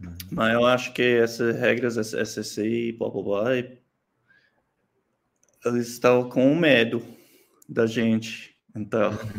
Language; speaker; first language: Portuguese; non-native, learner; English